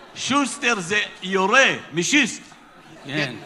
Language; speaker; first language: Hebrew; native; Hebrew